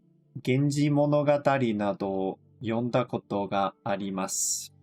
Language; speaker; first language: Japanese; non-native, fluent; English